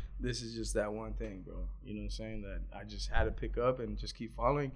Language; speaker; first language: English; native; English